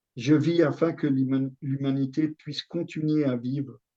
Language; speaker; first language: French; native; French